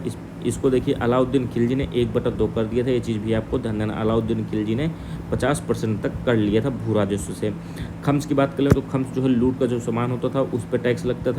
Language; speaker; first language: Hindi; native; Hindi